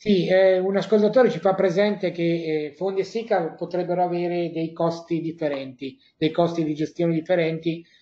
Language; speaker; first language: Italian; native; Italian